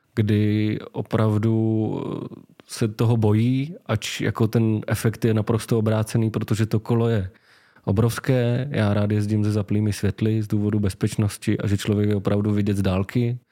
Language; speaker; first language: Czech; native; Czech